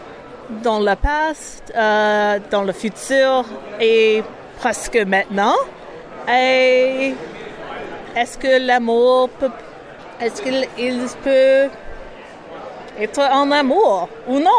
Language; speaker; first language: French; non-native, learner; English